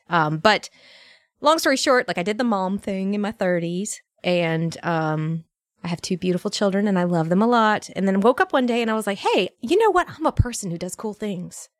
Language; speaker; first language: English; native; English